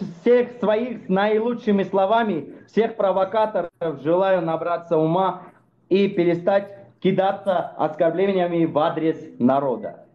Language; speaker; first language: Russian; non-native, fluent; Armenian